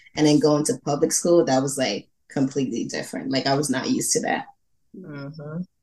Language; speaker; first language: English; non-native, fluent; Haitian Creole